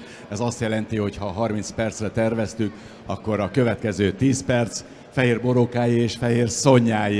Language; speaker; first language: Hungarian; native; Hungarian